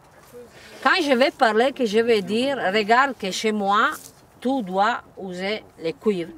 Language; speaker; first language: French; non-native, learner; Italian